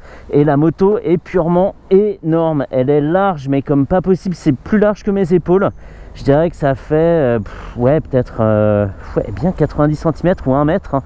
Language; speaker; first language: French; native; French